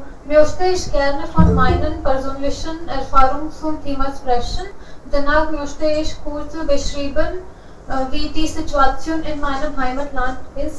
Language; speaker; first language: German; non-native, learner; Hindi